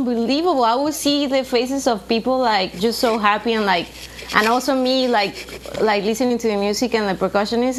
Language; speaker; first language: English; non-native, fluent; Spanish